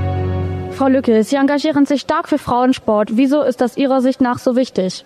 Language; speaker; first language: German; native; German